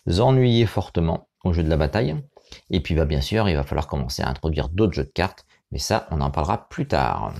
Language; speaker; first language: French; native; French